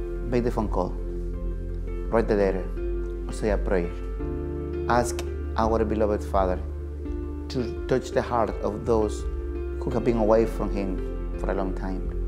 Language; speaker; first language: English; non-native, fluent; Spanish